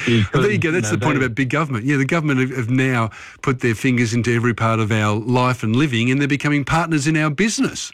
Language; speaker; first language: English; native; English